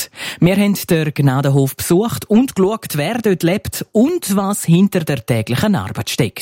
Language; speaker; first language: German; native; German